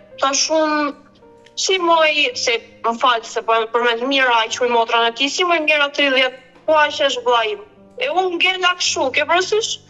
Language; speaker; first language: Albanian; early bilingual, heritage; Albanian